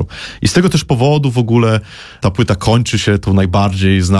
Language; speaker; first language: Polish; native; Polish